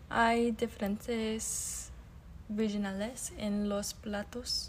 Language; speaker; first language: Spanish; non-native, learner; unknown